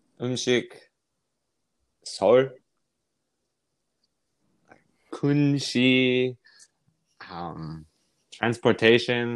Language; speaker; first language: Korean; non-native, learner; English